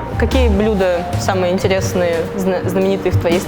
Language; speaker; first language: Russian; native; Russian